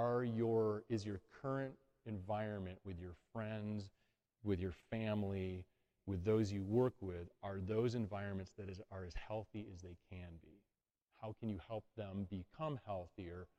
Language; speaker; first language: English; native; English